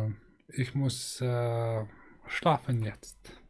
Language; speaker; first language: German; non-native, learner; Mongolian